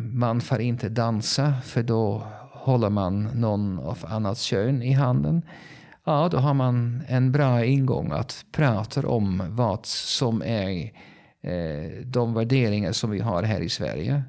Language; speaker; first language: Swedish; non-native, fluent; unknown